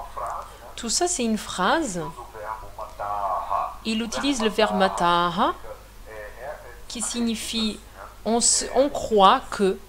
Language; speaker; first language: French; non-native, fluent; Portuguese